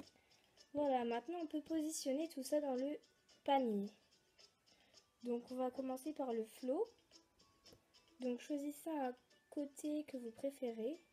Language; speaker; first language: French; native; French